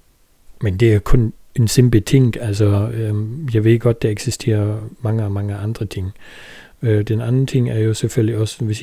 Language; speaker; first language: Danish; non-native, fluent; German